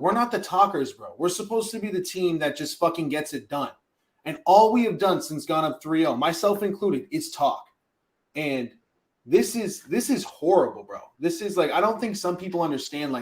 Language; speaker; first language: English; native; English